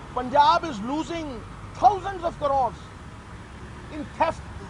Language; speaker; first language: Hindi; non-native, local second language; Punjabi